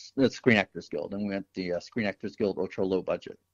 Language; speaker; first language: English; native; English